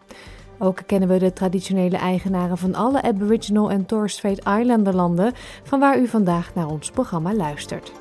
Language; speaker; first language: Dutch; native; Dutch